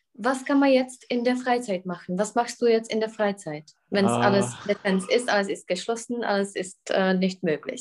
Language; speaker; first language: German; non-native, fluent; Czech